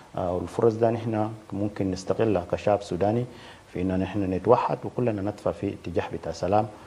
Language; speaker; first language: Arabic; native; Arabic